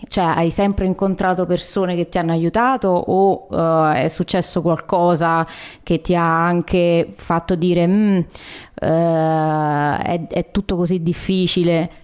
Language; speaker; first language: Italian; native; Italian